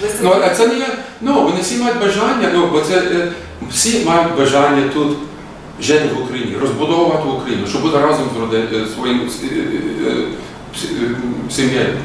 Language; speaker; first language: Ukrainian; early bilingual, heritage; Ukrainian